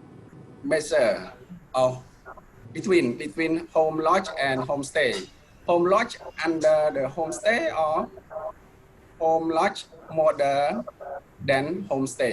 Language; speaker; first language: English; non-native, learner; Khmer